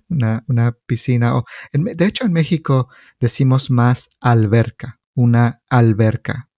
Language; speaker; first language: Spanish; native; Spanish